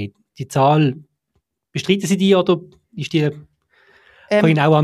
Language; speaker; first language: German; native; German